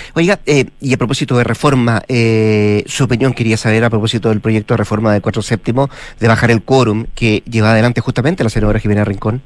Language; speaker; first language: Spanish; native; Spanish